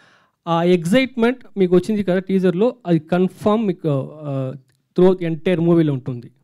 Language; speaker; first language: Telugu; non-native, learner; Tamil